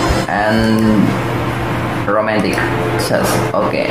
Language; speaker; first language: English; non-native, learner; Indonesian